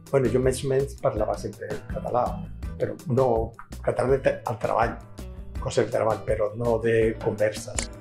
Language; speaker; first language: Catalan; non-native, local second language; Spanish